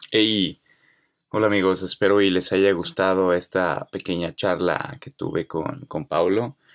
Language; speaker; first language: Spanish; native; Spanish